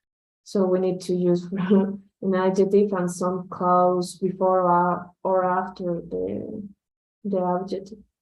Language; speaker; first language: English; non-native, learner; Spanish